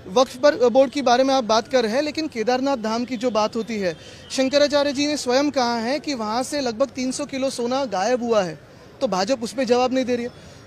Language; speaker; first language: Hindi; non-native, local second language; Marathi